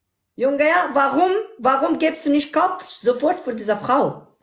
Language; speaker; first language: German; non-native, learner; Persian